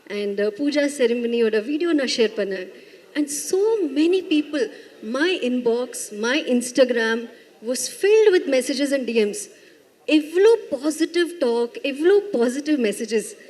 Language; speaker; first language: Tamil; non-native, fluent; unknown